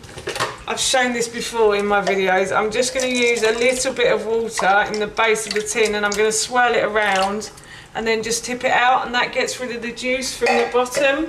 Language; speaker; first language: English; native; English